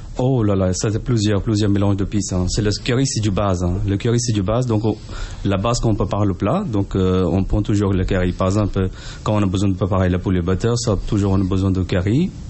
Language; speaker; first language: French; non-native, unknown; Punjabi